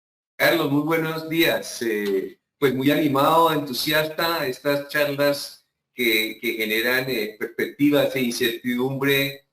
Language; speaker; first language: Spanish; native; Spanish